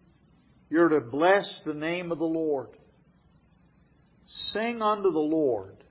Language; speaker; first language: English; native; English